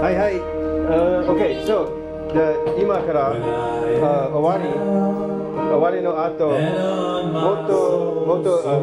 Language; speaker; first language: Japanese; non-native, learner; English